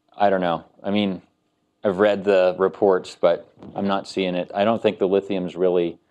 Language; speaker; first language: English; native; English